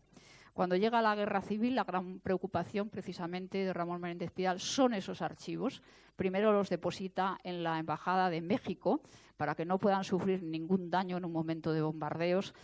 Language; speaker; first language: Spanish; native; Spanish